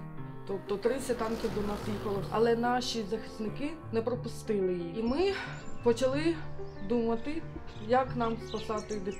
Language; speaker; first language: Ukrainian; native; Ukrainian